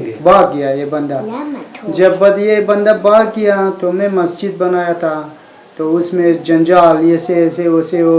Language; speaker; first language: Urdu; non-native, learner; Persian